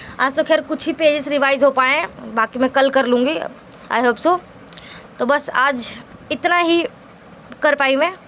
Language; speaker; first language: Hindi; native; Hindi